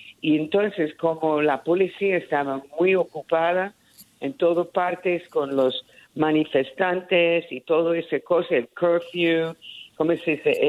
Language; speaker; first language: Spanish; early bilingual, heritage; Spanish